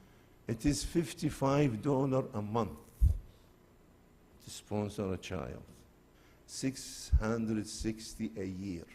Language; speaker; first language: English; non-native, fluent; Arabic